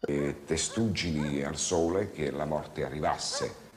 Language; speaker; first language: Italian; native; Italian